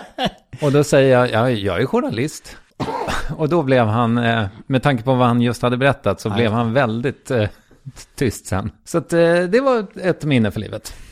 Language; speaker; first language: Swedish; native; Swedish